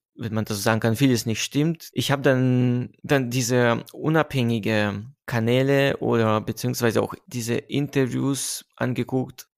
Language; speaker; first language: German; non-native, fluent; Russian